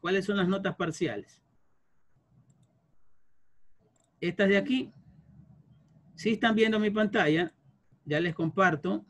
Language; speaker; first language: Spanish; native; Spanish